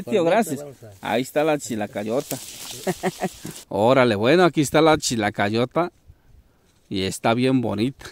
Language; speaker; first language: Spanish; native; Spanish